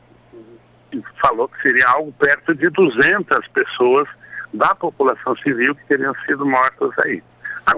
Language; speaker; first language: Portuguese; native; Portuguese